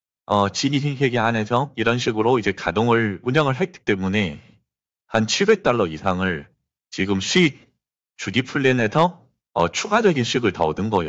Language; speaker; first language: Korean; native; Korean